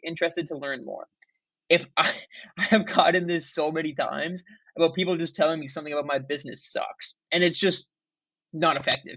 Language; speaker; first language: English; native; English